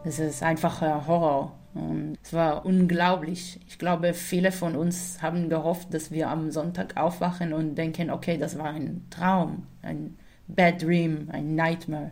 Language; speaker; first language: German; non-native, fluent; Hebrew